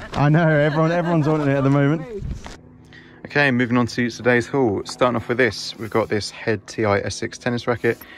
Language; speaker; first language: English; native; English